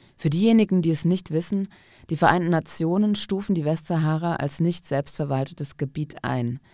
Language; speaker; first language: German; non-native, fluent; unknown